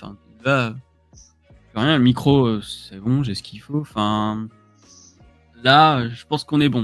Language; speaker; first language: French; native; French